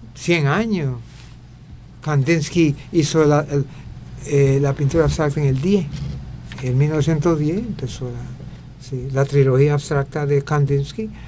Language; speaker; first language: Spanish; early bilingual, heritage; Spanish